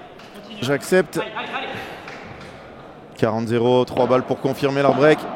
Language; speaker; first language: French; native; French